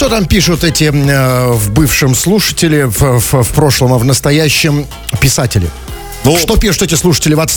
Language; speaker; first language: Russian; native; Russian